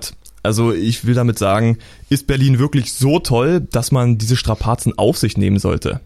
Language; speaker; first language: German; native; German